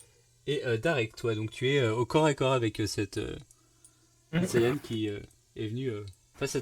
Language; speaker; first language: French; native; French